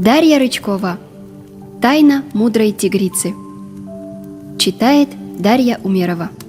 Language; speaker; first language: Russian; native; Russian